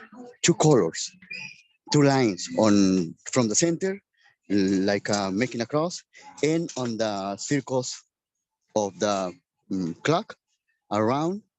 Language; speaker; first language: English; non-native, learner; Spanish